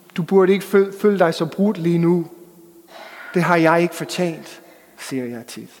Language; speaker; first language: Danish; non-native, fluent; English